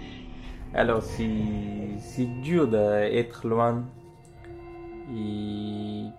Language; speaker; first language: French; non-native, learner; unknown